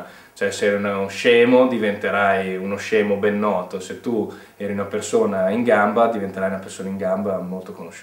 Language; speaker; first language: Italian; native; Italian